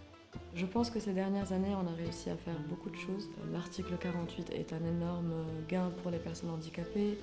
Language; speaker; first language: French; non-native, local second language; Arabic